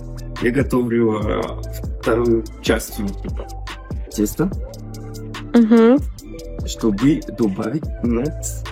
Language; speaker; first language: Russian; non-native, fluent; French